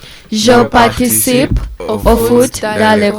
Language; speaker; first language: French; non-native, learner; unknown